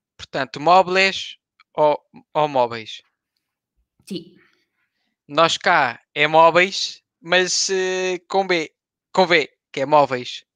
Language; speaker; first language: Portuguese; native; Portuguese